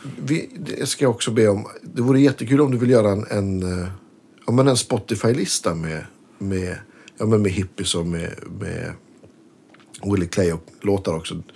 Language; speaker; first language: Swedish; native; Swedish